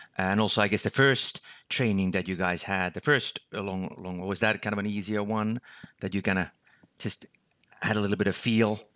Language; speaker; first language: English; non-native, fluent; Finnish